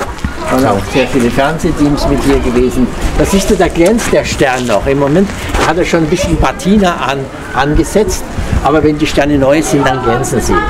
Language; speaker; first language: German; native; German